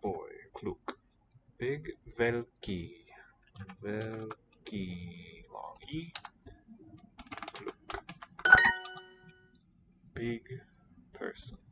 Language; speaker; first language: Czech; non-native, learner; English